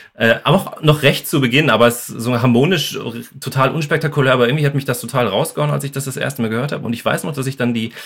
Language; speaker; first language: German; native; German